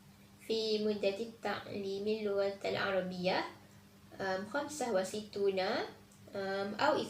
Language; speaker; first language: Arabic; non-native, learner; Malay